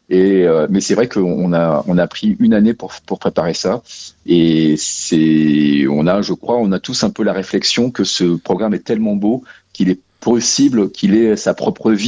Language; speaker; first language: French; native; French